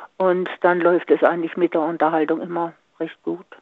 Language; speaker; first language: German; native; German